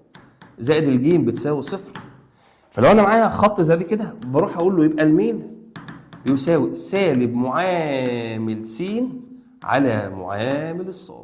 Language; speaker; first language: Arabic; native; Arabic